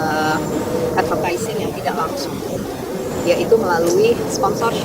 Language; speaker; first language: Indonesian; native; Indonesian